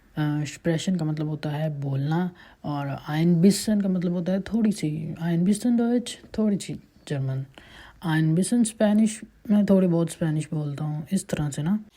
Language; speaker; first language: Urdu; native; Urdu